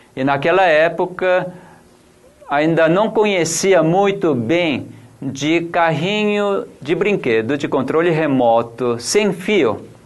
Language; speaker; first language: Portuguese; non-native, fluent; Korean